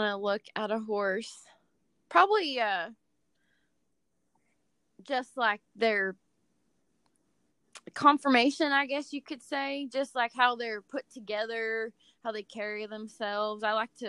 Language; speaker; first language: English; native; English